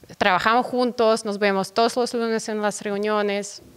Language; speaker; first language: Spanish; non-native, fluent; Russian